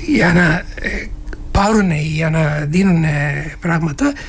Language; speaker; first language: Greek; non-native, fluent; Turkish